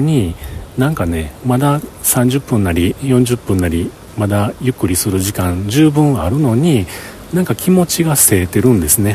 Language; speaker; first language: Japanese; native; Japanese